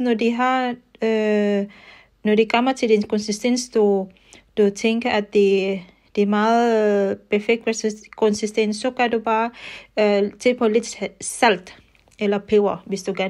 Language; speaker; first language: Danish; non-native, fluent; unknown